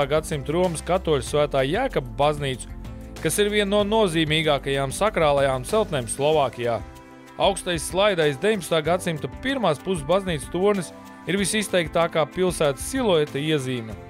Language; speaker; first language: Latvian; native; Latvian